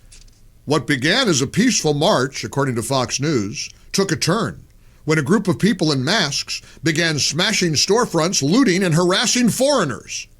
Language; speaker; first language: English; native; English